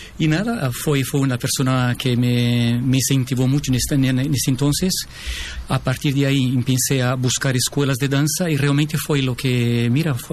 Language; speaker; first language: Spanish; early bilingual, heritage; Portuguese